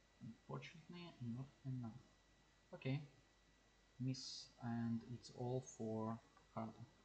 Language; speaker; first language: English; non-native, learner; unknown